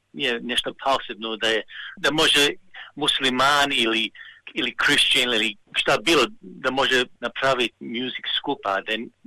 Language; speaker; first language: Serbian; early bilingual, heritage; Serbian